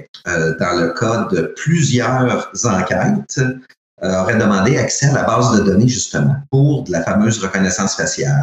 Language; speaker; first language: French; native; French